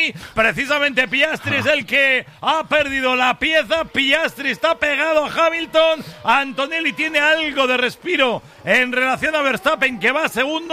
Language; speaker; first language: Spanish; native; Spanish